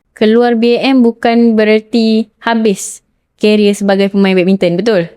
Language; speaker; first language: Malay; native; Malay